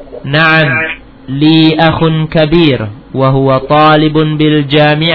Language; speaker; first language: Arabic; non-native, fluent; Indonesian